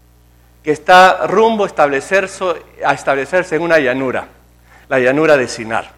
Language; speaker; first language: Spanish; native; Spanish